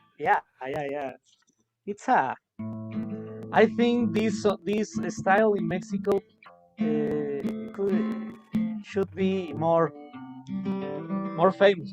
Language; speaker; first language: English; non-native, local second language; Spanish